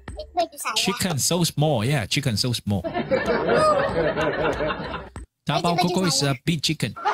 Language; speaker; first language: English; non-native, learner; Chinese